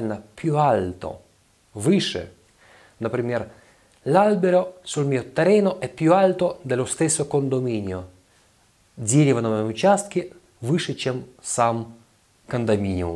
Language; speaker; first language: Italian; non-native, fluent; Russian